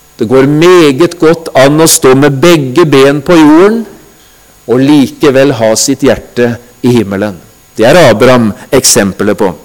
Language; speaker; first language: Norwegian; native; Norwegian